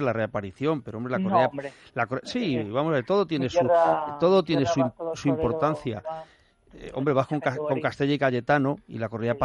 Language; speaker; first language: Spanish; native; Spanish